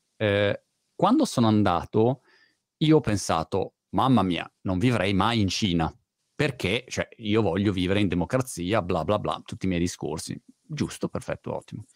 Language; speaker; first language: Italian; native; Italian